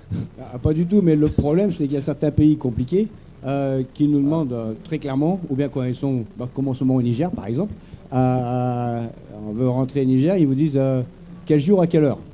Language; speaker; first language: French; native; French